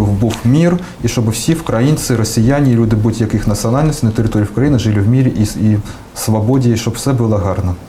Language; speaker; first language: Ukrainian; early bilingual, heritage; Russian